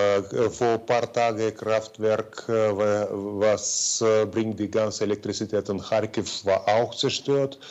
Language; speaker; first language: German; non-native, fluent; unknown